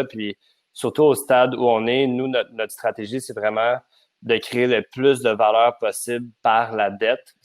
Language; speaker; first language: French; native; French